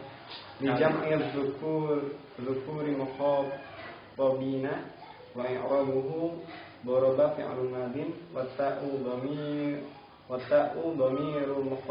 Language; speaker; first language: Arabic; non-native, learner; Indonesian